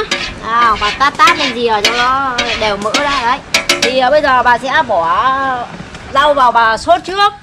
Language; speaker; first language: Vietnamese; native; Vietnamese